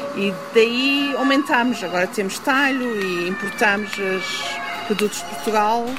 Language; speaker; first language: Portuguese; early bilingual, heritage; Portuguese